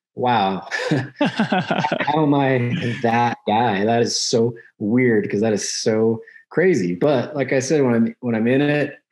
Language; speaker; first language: English; native; English